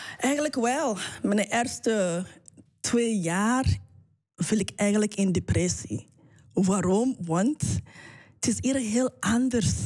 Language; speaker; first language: Dutch; non-native, fluent; English